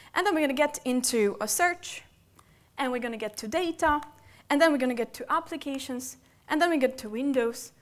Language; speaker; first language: English; non-native, fluent; Polish